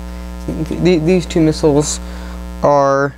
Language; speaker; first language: English; native; English